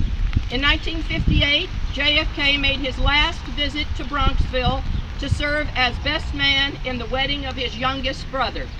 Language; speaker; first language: English; native; English